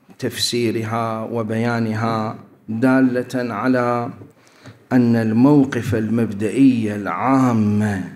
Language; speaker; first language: Arabic; native; Arabic